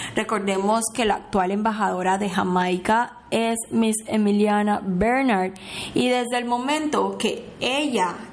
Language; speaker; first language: Spanish; non-native, local second language; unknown